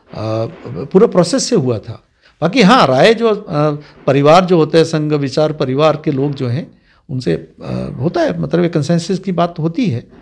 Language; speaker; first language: Hindi; non-native, local second language; Dogri